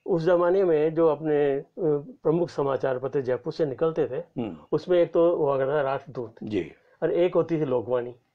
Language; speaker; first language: Hindi; native; Hindi